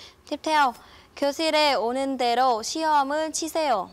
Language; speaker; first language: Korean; non-native, fluent; Vietnamese